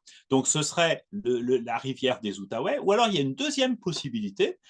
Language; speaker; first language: French; native; French